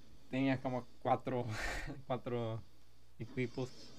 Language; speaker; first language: Spanish; non-native, learner; English